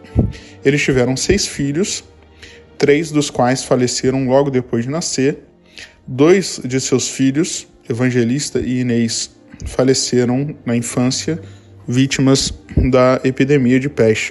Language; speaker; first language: Portuguese; native; Portuguese